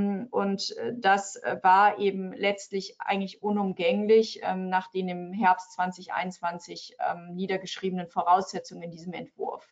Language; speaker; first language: German; native; German